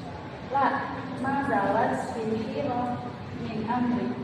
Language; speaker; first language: Arabic; non-native, learner; Indonesian